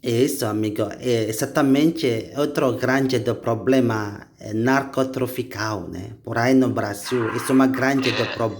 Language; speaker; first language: Portuguese; non-native, learner; Indonesian